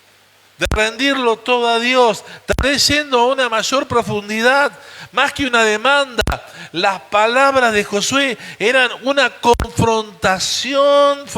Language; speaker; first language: Spanish; native; Spanish